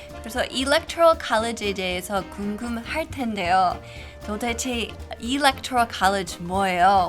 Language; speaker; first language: Korean; non-native, fluent; English